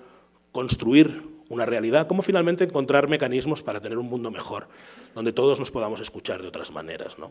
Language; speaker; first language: Spanish; native; Spanish